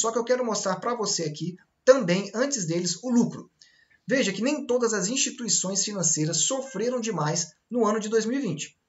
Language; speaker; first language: Portuguese; native; Portuguese